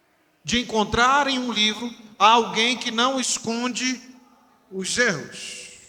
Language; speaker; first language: Portuguese; native; Portuguese